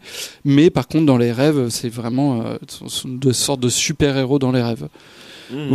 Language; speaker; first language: French; native; French